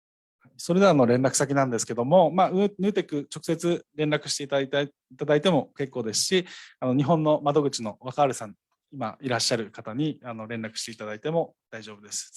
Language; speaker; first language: Japanese; native; Japanese